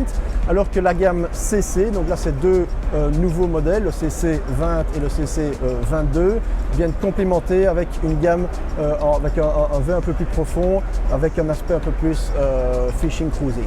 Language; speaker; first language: French; native; French